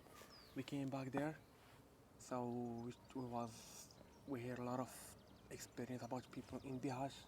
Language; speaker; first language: English; non-native, learner; Arabic